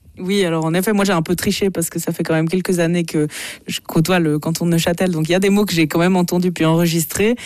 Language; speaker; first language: French; native; French